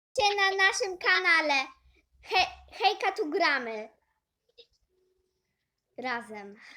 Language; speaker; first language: Polish; native; Polish